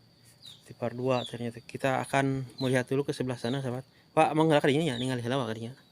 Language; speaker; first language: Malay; non-native, local second language; Sundanese